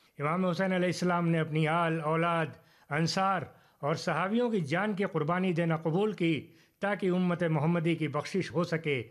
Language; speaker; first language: Urdu; native; Urdu